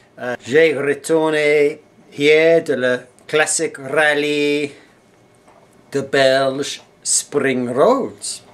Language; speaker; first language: French; non-native, learner; English